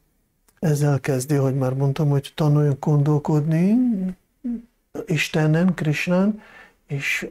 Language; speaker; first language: Hungarian; non-native, fluent; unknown